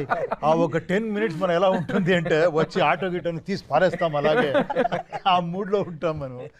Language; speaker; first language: Telugu; non-native, local second language; Kannada